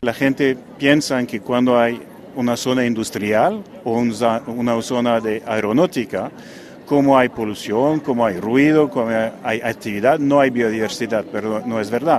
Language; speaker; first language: Spanish; non-native, fluent; French